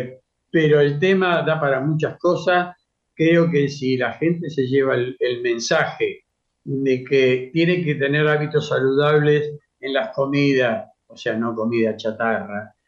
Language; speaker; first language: Spanish; native; Spanish